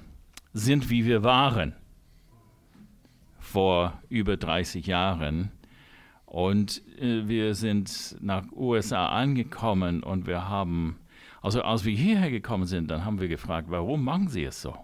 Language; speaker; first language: German; non-native, fluent; English